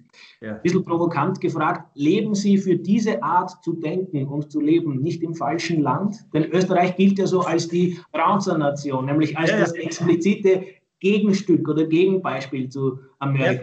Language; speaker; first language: German; native; German